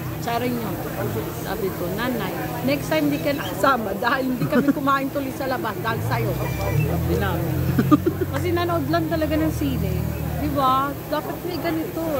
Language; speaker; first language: Filipino; native; Filipino